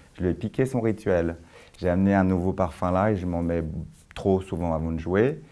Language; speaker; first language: French; native; French